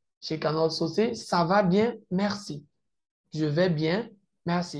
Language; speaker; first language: French; native; French